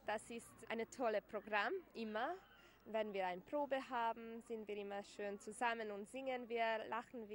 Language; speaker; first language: German; non-native, local second language; Hungarian